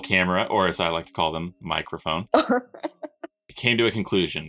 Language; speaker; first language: English; native; English